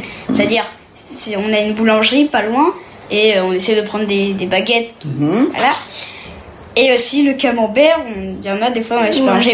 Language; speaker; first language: French; early bilingual, heritage; French